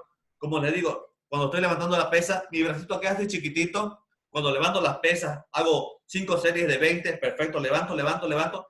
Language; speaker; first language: Spanish; native; Spanish